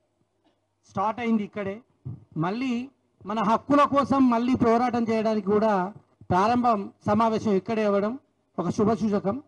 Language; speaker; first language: Telugu; native; Telugu